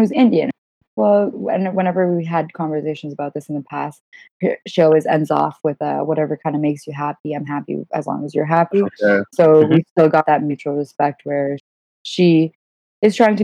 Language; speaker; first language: English; non-native, fluent; Gujarati